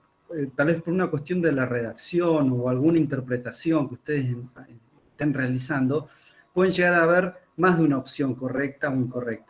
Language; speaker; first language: Spanish; native; Spanish